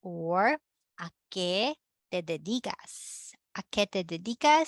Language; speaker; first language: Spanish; non-native, fluent; Filipino